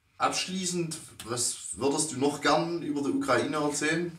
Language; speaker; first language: German; native; German